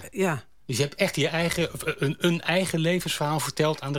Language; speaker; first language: Dutch; native; Dutch